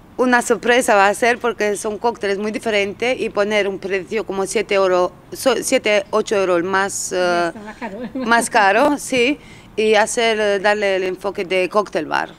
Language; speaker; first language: Spanish; early bilingual, other home language; Romanian